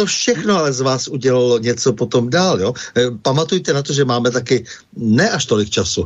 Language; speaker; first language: Czech; native; Czech